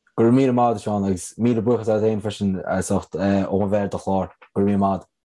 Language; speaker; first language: Irish; native; Irish